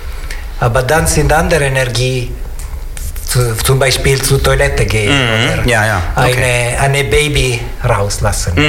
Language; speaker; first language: German; non-native, learner; Italian